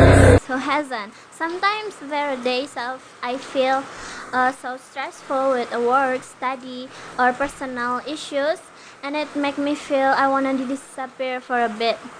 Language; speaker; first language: English; non-native, fluent; Indonesian